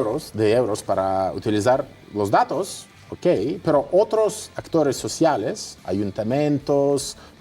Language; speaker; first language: Spanish; non-native, fluent; Russian